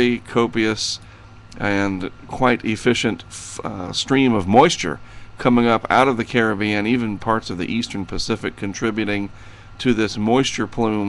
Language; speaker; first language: English; native; English